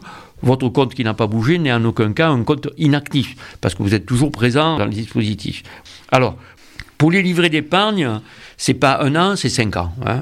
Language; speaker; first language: French; native; French